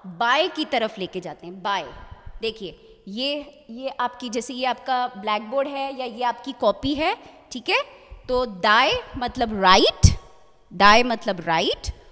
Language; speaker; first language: Hindi; native; Hindi